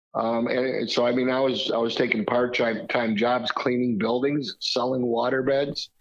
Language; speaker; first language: English; native; English